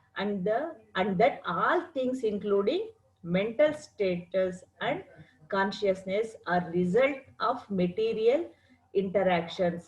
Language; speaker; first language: English; non-native, local second language; Kannada